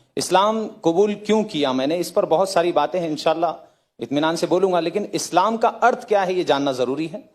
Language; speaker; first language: Hindi; native; Hindi